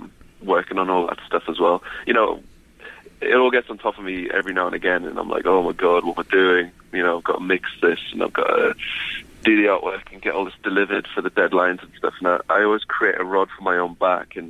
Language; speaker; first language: English; native; English